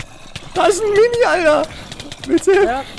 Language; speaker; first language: German; native; German